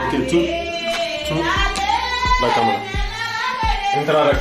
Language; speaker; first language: Spanish; non-native, learner; English